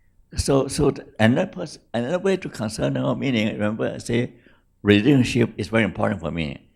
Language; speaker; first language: English; non-native, fluent; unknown